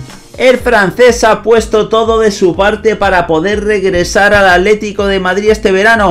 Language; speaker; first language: Spanish; native; Spanish